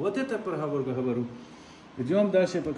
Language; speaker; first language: Russian; non-native, local second language; Ukrainian